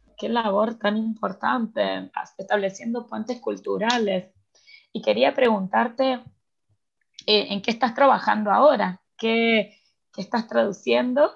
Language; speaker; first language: Spanish; native; Spanish